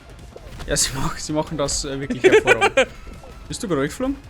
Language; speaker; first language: German; native; German